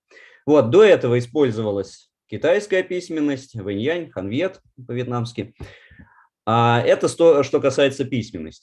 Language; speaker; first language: Russian; native; Russian